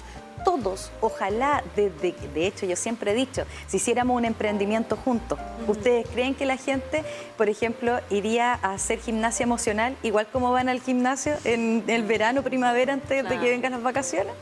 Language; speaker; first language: Spanish; native; Spanish